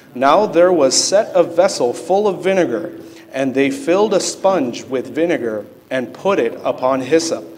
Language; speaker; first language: English; native; English